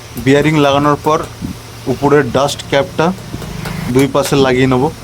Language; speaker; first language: Bangla; native; Bangla